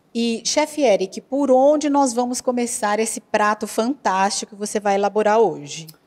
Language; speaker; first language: Portuguese; native; Portuguese